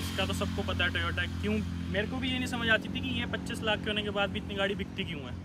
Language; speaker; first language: Hindi; native; Hindi